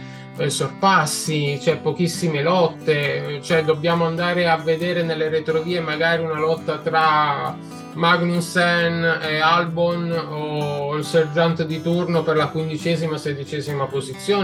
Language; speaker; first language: Italian; native; Italian